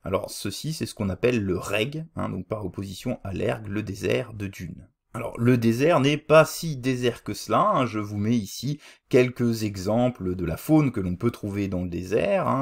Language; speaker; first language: French; native; French